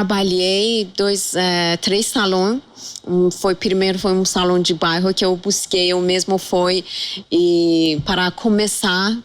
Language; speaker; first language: Portuguese; non-native, fluent; Persian